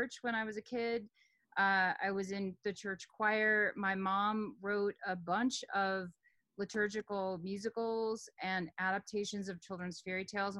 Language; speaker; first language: English; native; English